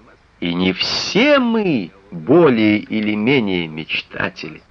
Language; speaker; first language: Russian; native; Russian